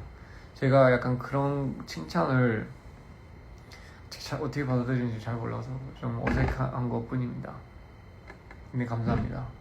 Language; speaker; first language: Korean; early bilingual, heritage; Korean